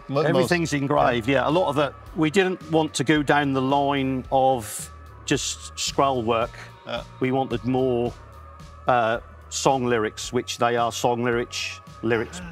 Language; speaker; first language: English; native; English